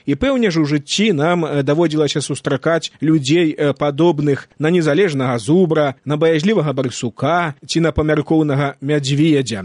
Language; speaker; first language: Belarusian; native; Belarusian